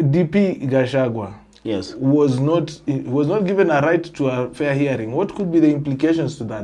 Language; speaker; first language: English; non-native, local second language; Swahili